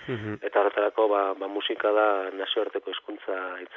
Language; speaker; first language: Basque; native; Basque